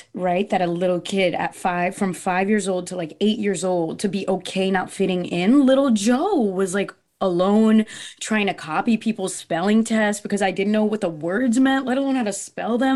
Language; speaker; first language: English; early bilingual, other home language; Portuguese